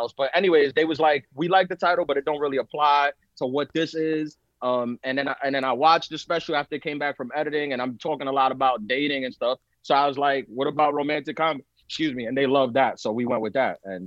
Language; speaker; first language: English; early bilingual, other home language; Spanish